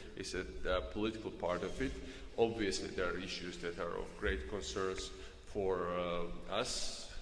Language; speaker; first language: English; non-native, fluent; Georgian